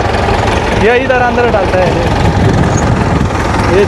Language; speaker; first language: Hindi; non-native, fluent; Pashto